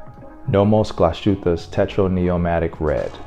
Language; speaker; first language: English; native; English